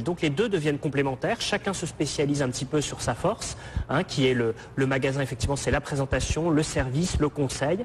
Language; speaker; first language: French; native; French